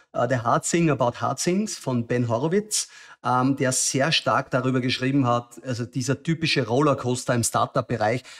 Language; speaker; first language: German; native; German